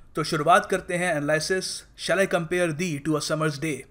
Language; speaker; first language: Hindi; native; Hindi